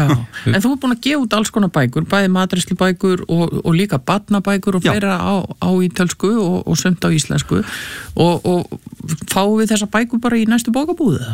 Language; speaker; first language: Icelandic; native; Icelandic